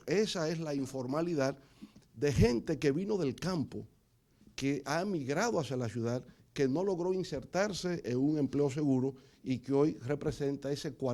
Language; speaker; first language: Spanish; native; Spanish